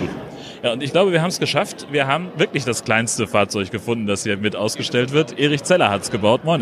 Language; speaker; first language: German; native; German